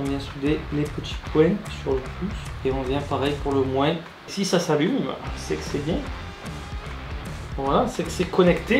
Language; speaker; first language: French; native; French